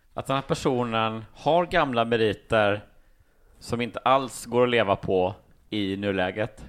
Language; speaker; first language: Swedish; native; Swedish